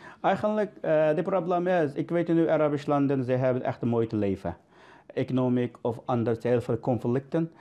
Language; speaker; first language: Dutch; non-native, learner; Uyghur